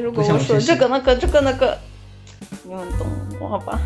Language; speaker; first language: Chinese; non-native, fluent; Ukrainian